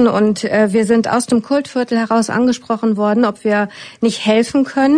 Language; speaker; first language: German; native; German